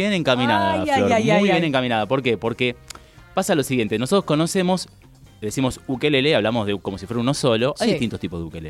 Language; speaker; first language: Spanish; native; Spanish